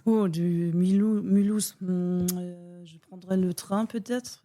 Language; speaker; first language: French; non-native, learner; German